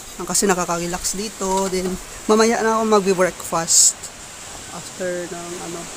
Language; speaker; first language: Filipino; non-native, local second language; Kinaray-a